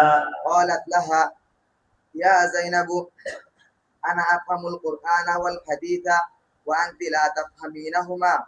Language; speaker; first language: Arabic; non-native, learner; Bangla